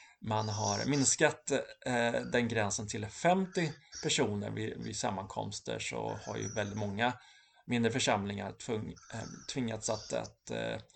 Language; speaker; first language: Swedish; native; Swedish